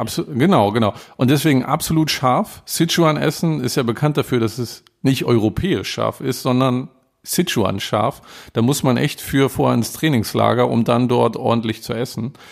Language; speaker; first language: German; native; German